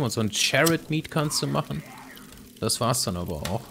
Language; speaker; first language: German; native; German